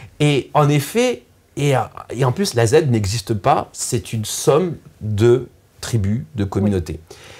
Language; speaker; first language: French; native; French